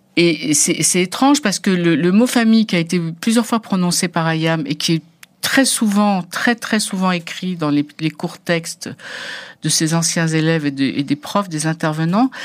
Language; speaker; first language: French; early bilingual, other home language; Arabic